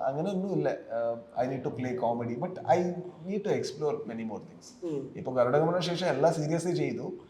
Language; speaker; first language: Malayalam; non-native, learner; Kannada